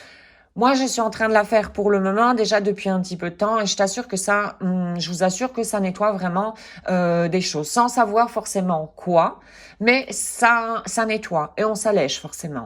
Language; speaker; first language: French; native; French